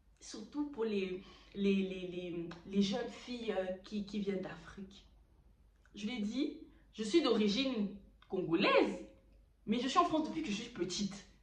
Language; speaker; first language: French; early bilingual, other home language; Lingala